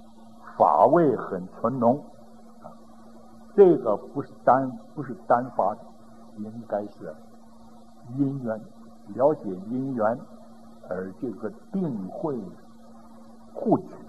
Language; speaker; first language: Chinese; native; Chinese